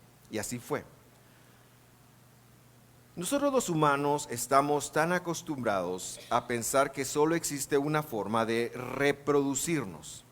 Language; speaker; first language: Spanish; native; Spanish